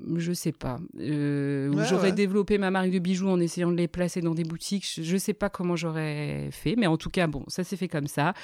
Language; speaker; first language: French; native; French